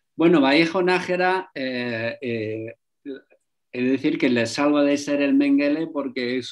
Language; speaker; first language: Spanish; non-native, fluent; English